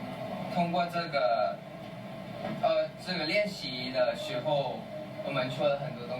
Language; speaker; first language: Chinese; non-native, learner; Thai